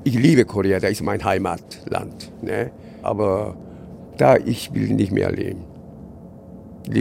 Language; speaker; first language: German; non-native, learner; Korean